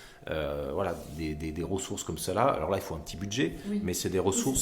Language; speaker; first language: French; native; French